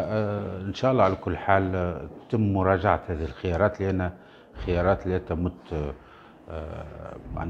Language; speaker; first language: Arabic; native; Arabic